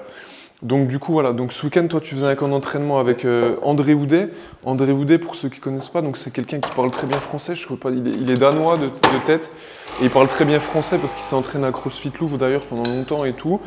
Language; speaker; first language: French; native; French